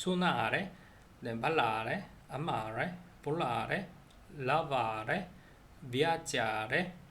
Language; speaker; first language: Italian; non-native, learner; Korean